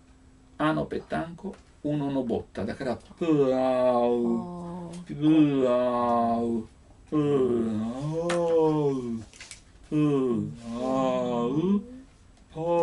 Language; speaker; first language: Japanese; non-native, learner; Italian